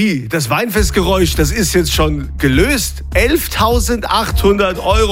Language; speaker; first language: German; native; German